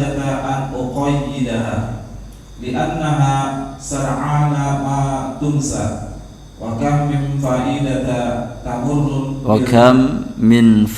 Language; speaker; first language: Arabic; non-native, learner; Indonesian